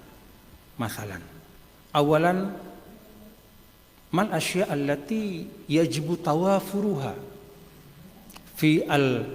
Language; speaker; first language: Arabic; non-native, fluent; Indonesian